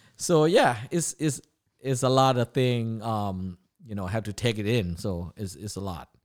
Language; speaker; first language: English; non-native, learner; Thai